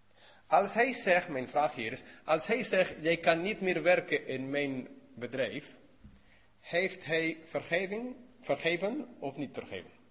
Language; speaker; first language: Dutch; non-native, learner; English